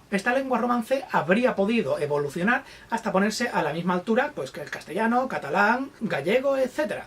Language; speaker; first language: Spanish; native; Spanish